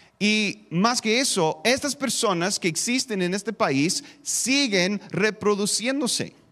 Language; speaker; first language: Spanish; non-native, fluent; English